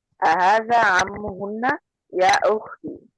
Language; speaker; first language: Arabic; non-native, learner; Bangla